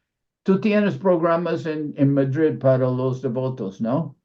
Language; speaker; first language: Spanish; non-native, fluent; English